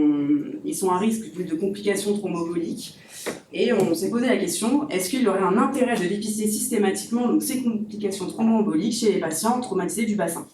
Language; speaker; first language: French; native; French